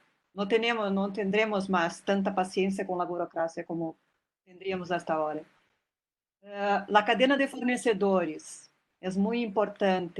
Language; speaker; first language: Spanish; non-native, fluent; Portuguese